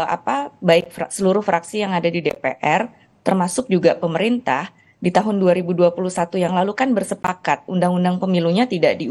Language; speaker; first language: Indonesian; native; Indonesian